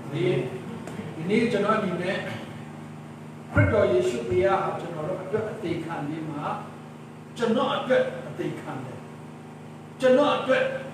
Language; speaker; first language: Burmese; non-native, local second language; Tedim Chin